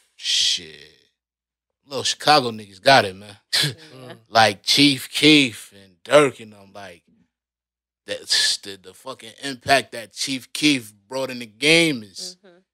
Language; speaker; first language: English; native; English